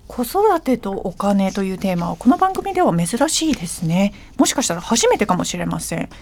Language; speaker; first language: Japanese; early bilingual, heritage; English